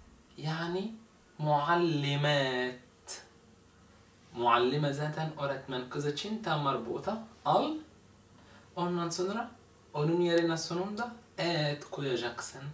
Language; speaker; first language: Turkish; non-native, fluent; Arabic